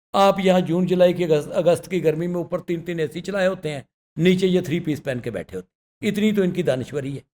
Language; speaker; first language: Urdu; non-native, local second language; Punjabi